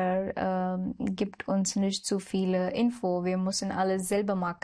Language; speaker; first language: German; non-native, learner; Marathi